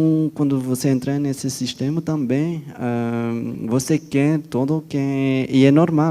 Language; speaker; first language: Portuguese; non-native, fluent; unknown